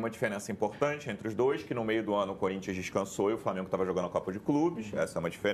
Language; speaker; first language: Portuguese; native; Portuguese